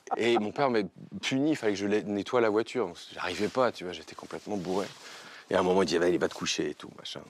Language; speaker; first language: French; native; French